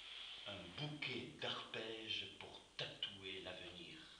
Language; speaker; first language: French; native; French